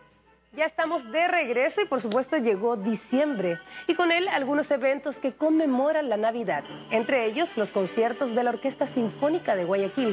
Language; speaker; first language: Spanish; native; Spanish